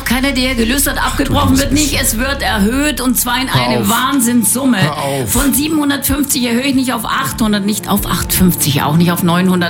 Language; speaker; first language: German; native; German